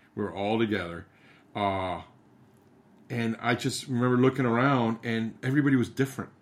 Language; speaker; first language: English; early bilingual, other home language; Spanish